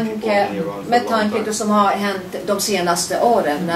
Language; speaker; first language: Swedish; non-native, fluent; Persian